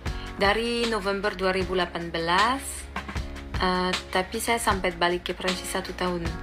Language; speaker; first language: Indonesian; non-native, fluent; French